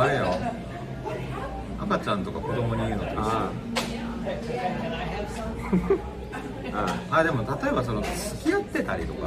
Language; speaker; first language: Japanese; native; Japanese